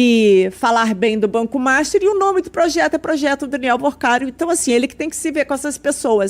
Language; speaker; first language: Portuguese; native; Portuguese